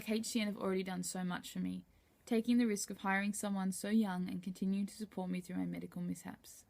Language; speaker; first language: English; native; English